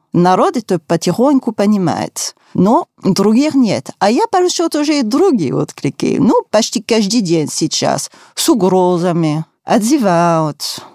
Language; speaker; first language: Russian; non-native, fluent; French